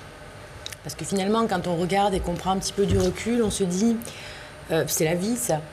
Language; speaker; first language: French; native; French